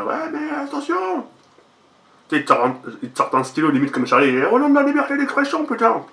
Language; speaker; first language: French; native; French